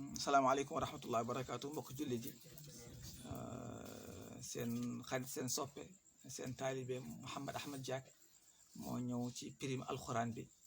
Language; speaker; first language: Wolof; non-native, local second language; Fula